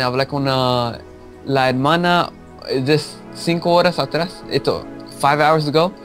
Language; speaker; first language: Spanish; early bilingual, heritage; English